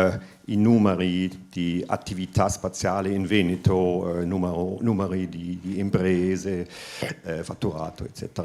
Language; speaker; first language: Italian; non-native, fluent; German